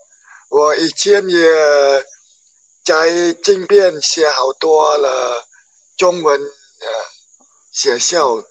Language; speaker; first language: Chinese; non-native, learner; Khmer